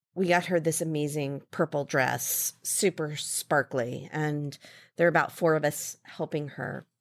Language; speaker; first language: English; native; English